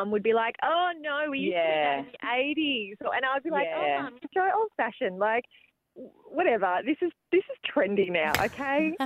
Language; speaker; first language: English; native; English